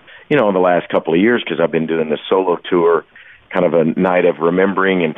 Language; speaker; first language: English; native; English